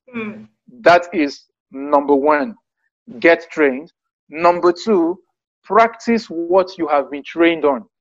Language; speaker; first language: English; non-native, local second language; Yoruba